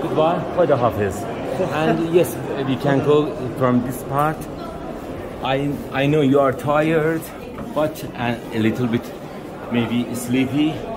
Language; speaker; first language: English; non-native, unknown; Persian